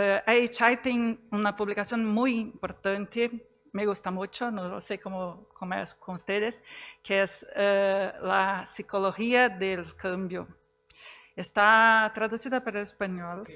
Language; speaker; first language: Spanish; non-native, fluent; Portuguese